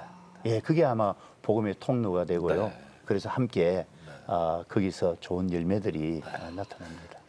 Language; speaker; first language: Korean; native; Korean